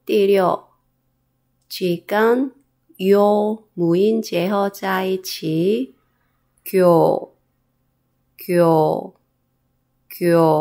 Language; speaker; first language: Chinese; non-native, fluent; Korean